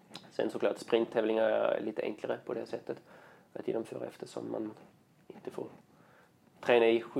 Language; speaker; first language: Swedish; non-native, fluent; German